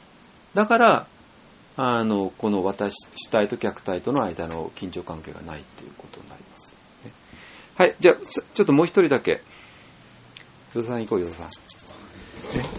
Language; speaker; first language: Japanese; native; Japanese